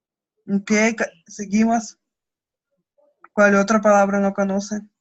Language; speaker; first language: Spanish; non-native, learner; Russian